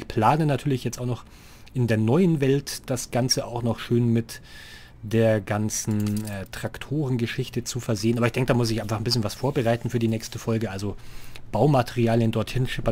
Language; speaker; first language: German; native; German